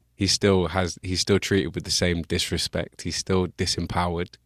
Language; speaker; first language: English; native; English